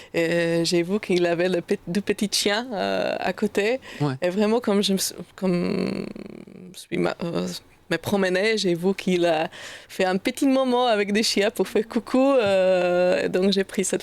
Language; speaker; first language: French; non-native, learner; Slovak